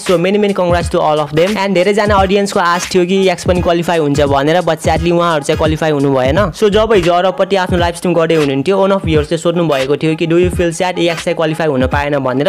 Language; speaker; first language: Nepali; native; Nepali